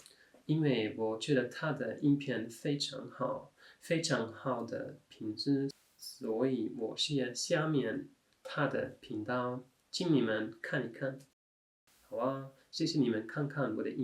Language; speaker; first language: Chinese; non-native, fluent; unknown